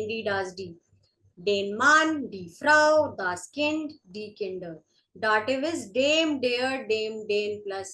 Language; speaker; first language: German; non-native, fluent; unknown